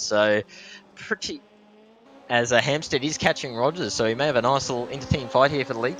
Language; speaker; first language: English; native; English